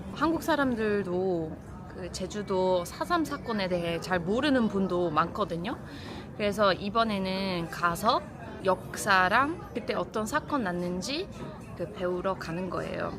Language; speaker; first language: Korean; non-native, fluent; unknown